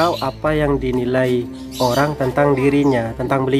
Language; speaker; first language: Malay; non-native, local second language; Javanese